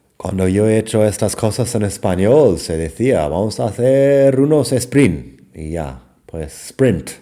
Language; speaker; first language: Spanish; non-native, fluent; English